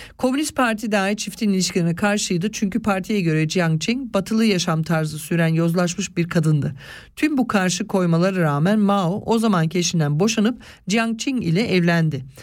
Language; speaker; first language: Turkish; early bilingual, other home language; Swiss German